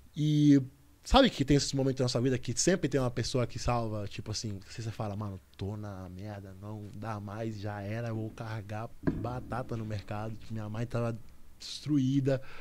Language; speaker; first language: Portuguese; non-native, fluent; Spanish